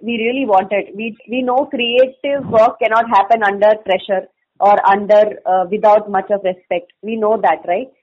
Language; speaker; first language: English; non-native, local second language; Tamil